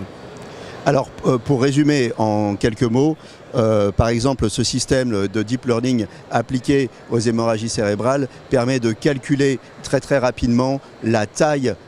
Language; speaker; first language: French; native; French